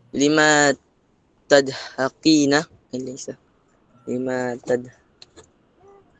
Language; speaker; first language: Arabic; non-native, learner; Filipino